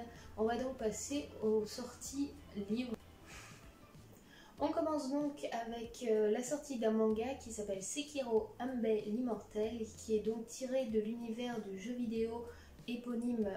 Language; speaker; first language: French; native; French